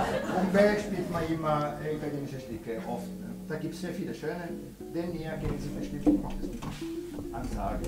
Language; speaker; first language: German; non-native, fluent; Italian